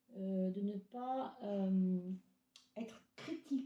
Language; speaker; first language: French; native; French